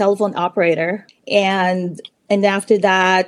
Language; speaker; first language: English; non-native, local second language; Filipino